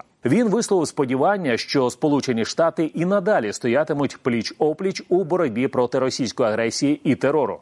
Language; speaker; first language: Ukrainian; native; Ukrainian